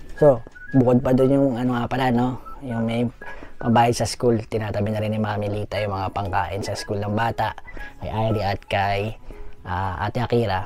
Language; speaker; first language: Filipino; native; Filipino